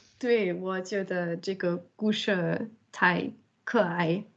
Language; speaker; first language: Chinese; non-native, learner; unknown